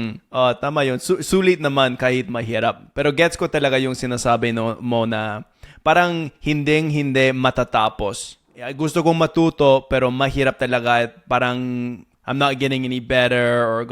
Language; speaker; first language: Filipino; non-native, fluent; English